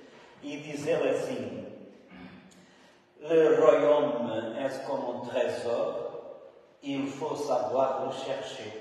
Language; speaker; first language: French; non-native, learner; Portuguese